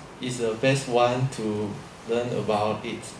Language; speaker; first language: English; non-native, learner; Chinese